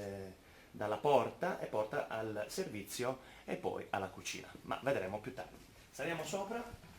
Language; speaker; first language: Italian; native; Italian